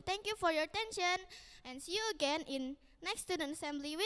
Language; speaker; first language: English; non-native, learner; Indonesian